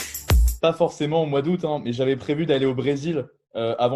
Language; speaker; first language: French; native; French